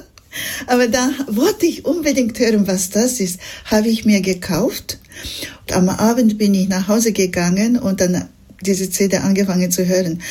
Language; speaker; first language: German; non-native, fluent; Japanese